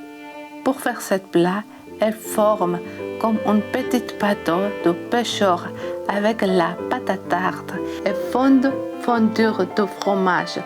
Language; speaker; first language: French; non-native, learner; Georgian